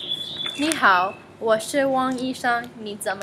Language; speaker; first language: Chinese; non-native, learner; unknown